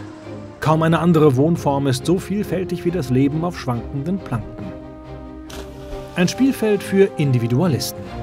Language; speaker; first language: German; native; German